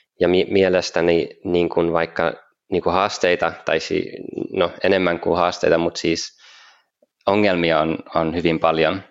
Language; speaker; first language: Finnish; native; Finnish